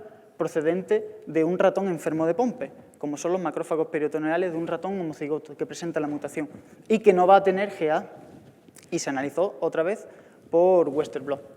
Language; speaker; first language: Spanish; native; Spanish